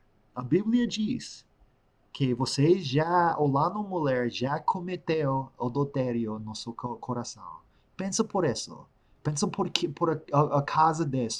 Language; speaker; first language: Portuguese; non-native, fluent; English